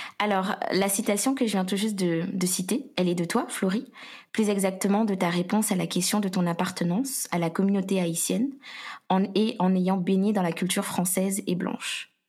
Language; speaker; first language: French; native; French